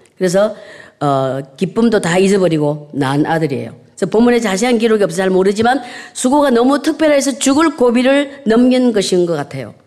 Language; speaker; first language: Korean; native; Korean